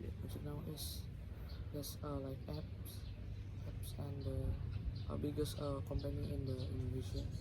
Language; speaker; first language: English; non-native, learner; Indonesian